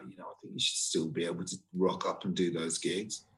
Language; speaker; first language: English; native; English